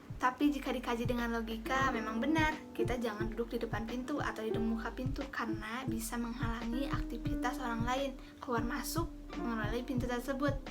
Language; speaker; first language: Indonesian; native; Indonesian